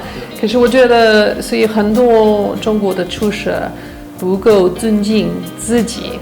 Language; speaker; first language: Chinese; non-native, fluent; English